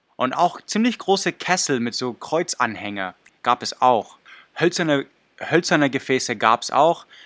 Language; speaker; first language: German; non-native, fluent; English